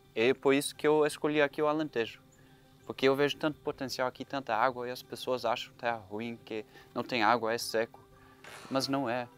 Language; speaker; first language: Portuguese; non-native, fluent; German